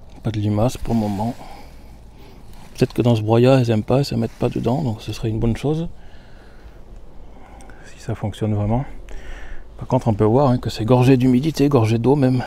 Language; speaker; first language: French; native; French